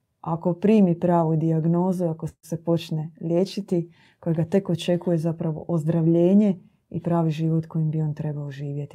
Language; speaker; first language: Croatian; native; Croatian